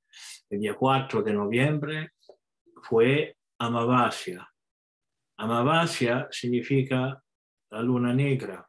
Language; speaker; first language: Spanish; non-native, fluent; Italian